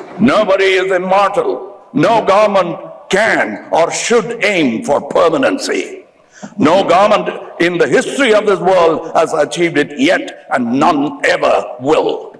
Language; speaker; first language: English; non-native, local second language; Tamil